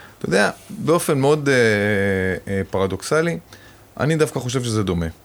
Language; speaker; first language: Hebrew; native; Hebrew